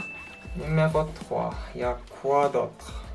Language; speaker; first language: French; non-native, learner; Korean